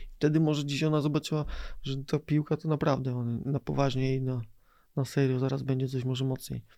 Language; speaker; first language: Polish; native; Polish